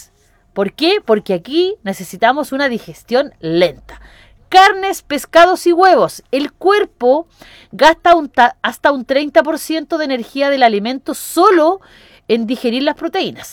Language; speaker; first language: Spanish; native; Spanish